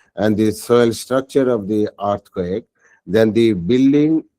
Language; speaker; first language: English; non-native, local second language; Bangla